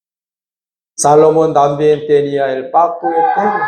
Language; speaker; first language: Spanish; non-native, fluent; Korean